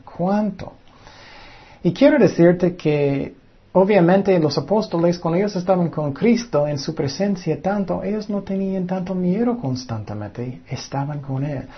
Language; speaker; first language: Spanish; non-native, fluent; English